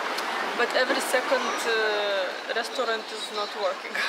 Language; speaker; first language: English; non-native, fluent; Lithuanian